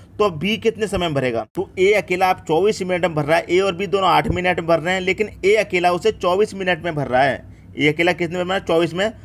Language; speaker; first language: Hindi; native; Hindi